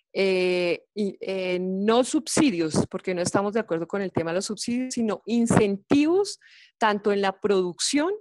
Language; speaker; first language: Spanish; native; Spanish